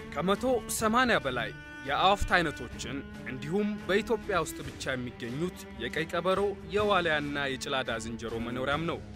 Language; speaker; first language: Amharic; native; Amharic